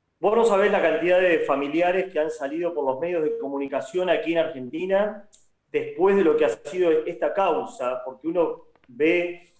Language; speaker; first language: Spanish; native; Spanish